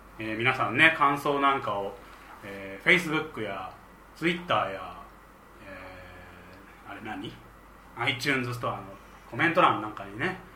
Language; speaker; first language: Japanese; native; Japanese